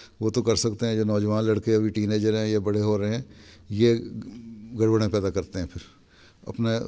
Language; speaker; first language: Urdu; native; Urdu